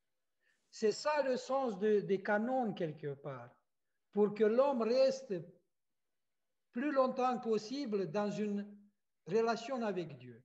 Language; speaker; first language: French; non-native, fluent; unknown